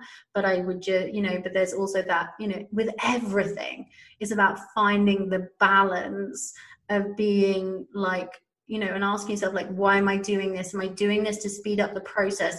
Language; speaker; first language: English; native; English